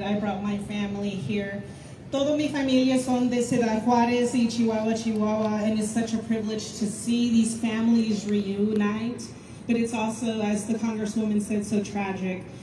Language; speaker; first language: English; native; English